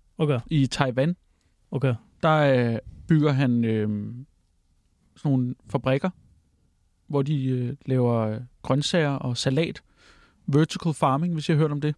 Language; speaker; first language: Danish; native; Danish